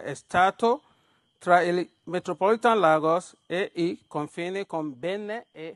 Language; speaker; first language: Italian; non-native, learner; Yoruba